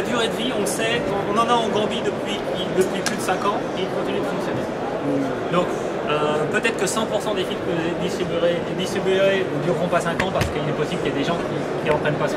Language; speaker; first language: French; native; French